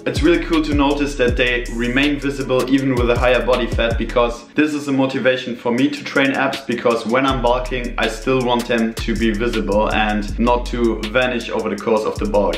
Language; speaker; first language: English; non-native, fluent; German